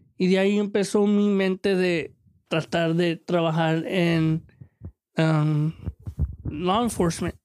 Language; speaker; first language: Spanish; early bilingual, heritage; Spanish